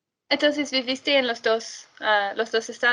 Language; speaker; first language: Spanish; non-native, fluent; English